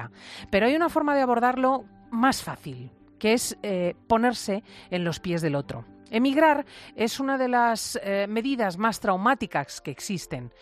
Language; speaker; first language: Spanish; native; Spanish